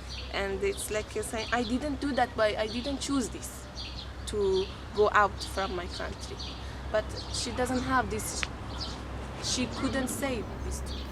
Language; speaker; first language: English; non-native, fluent; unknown